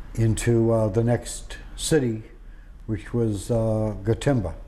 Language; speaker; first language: English; native; English